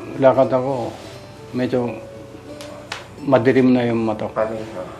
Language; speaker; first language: Filipino; non-native, learner; Japanese